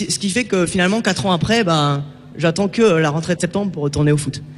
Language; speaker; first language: French; native; French